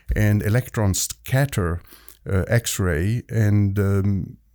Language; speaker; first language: English; non-native, fluent; Arabic